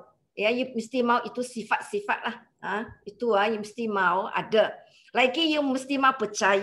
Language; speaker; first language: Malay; non-native, local second language; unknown